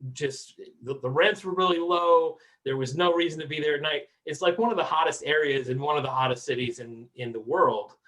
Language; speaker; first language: English; native; English